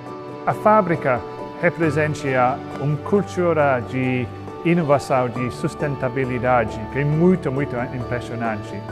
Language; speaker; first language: Portuguese; non-native, fluent; English